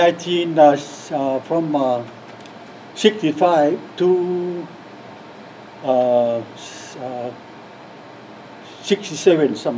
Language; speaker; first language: English; non-native, learner; Lao